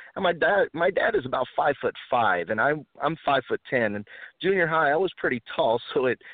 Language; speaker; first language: English; early bilingual, other home language; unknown